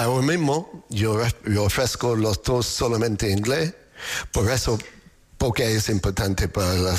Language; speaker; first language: Spanish; non-native, learner; English